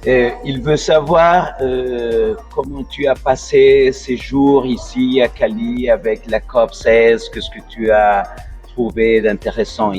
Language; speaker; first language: French; non-native, fluent; Spanish